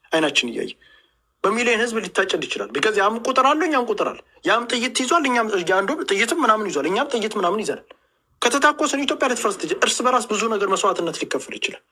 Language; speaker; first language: Amharic; native; Amharic